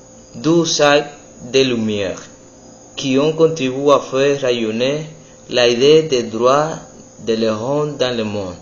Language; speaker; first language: French; non-native, learner; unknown